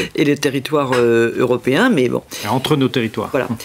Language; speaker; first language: French; native; French